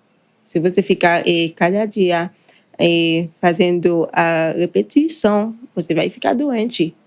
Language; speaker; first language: Portuguese; non-native, learner; Haitian Creole